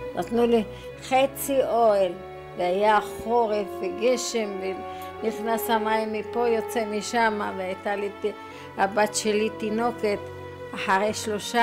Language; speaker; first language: Hebrew; non-native, fluent; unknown